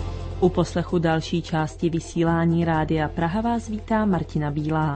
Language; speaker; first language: Czech; native; Czech